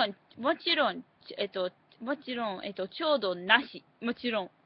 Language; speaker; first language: Japanese; non-native, learner; English